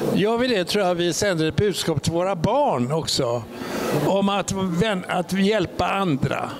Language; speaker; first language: Swedish; native; Swedish